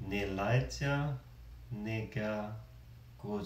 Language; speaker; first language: Chinese; non-native, learner; English